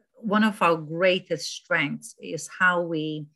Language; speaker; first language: English; non-native, fluent; Romanian